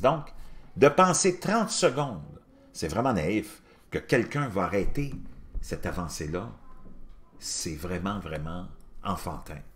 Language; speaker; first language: French; native; French